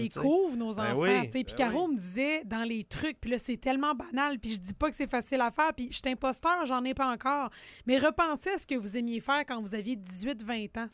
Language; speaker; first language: French; native; French